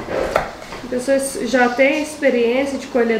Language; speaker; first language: Portuguese; native; Portuguese